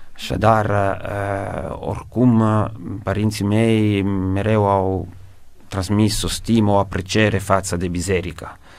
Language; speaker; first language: Romanian; non-native, fluent; Italian